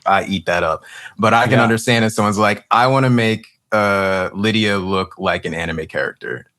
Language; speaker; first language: English; native; English